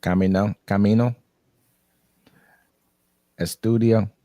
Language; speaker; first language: Spanish; non-native, learner; English